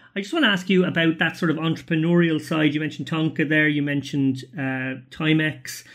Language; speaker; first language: English; native; English